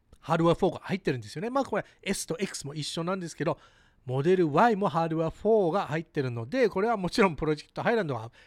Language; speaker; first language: Japanese; early bilingual, heritage; Japanese